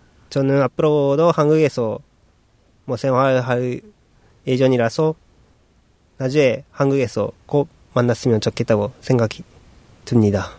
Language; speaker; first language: Korean; non-native, fluent; Japanese